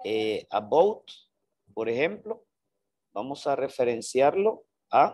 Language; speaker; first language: Spanish; native; Spanish